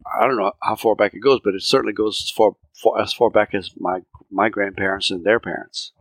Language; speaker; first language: English; early bilingual, other home language; French